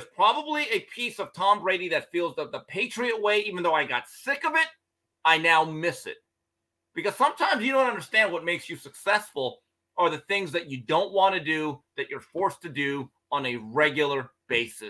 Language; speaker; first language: English; native; English